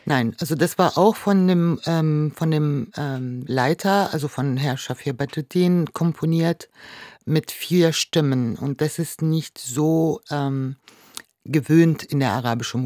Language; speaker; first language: German; non-native, fluent; Arabic